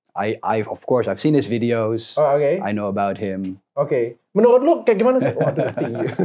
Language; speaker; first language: Indonesian; non-native, fluent; English